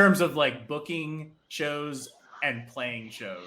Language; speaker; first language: English; native; English